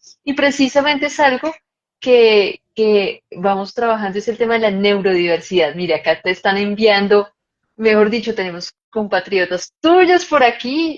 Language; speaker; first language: Spanish; native; Spanish